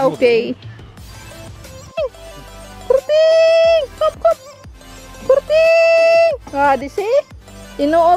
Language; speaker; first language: English; non-native, learner; Filipino